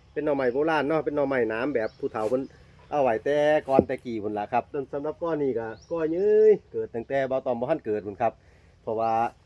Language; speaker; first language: Thai; native; Thai